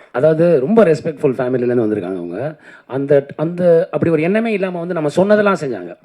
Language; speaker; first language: Tamil; native; Tamil